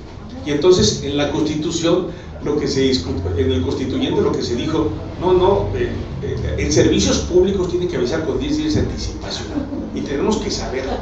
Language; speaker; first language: Spanish; native; Spanish